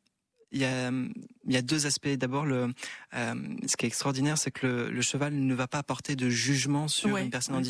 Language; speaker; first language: French; native; French